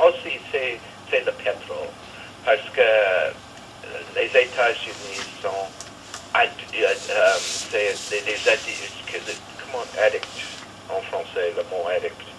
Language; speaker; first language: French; non-native, fluent; English